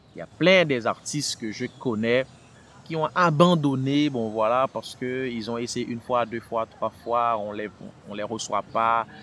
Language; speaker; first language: French; non-native, local second language; Haitian Creole